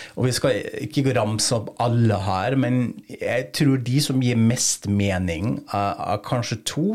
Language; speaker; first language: Norwegian; non-native, fluent; German